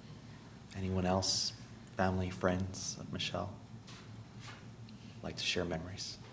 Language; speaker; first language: English; native; English